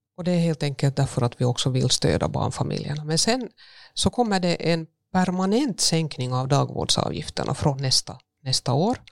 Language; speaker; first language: Swedish; native; Swedish